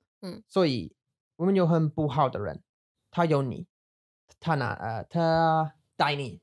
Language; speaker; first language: Chinese; non-native, learner; English